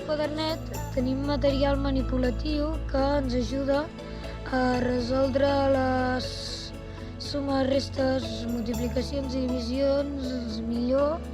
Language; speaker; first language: Catalan; native; Catalan